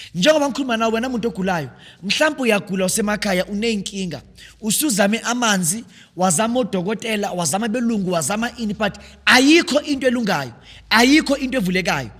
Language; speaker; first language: Zulu; native; Zulu